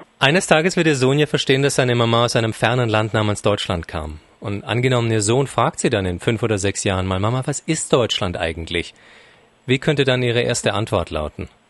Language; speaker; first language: German; native; German